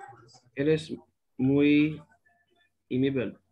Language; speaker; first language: Spanish; non-native, learner; English